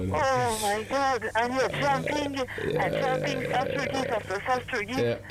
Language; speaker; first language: English; non-native, learner; French